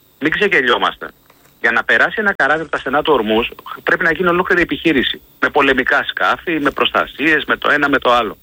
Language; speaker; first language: Greek; native; Greek